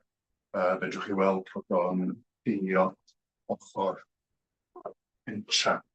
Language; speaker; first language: Welsh; native; Welsh